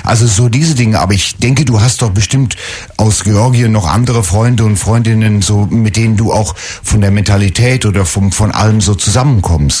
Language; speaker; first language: German; native; German